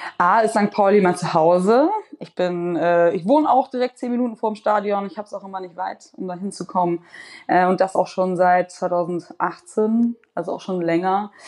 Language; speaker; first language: German; native; German